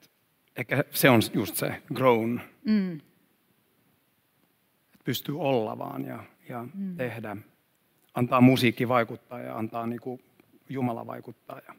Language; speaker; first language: Finnish; non-native, fluent; Swedish